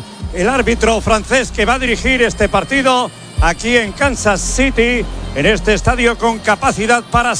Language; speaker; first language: Spanish; native; Spanish